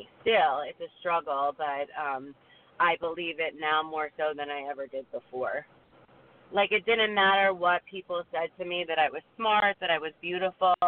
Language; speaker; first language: English; native; English